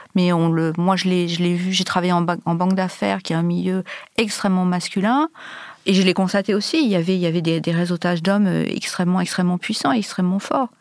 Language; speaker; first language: French; native; French